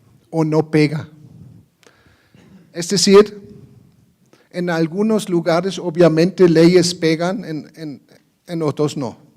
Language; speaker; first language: Spanish; non-native, fluent; German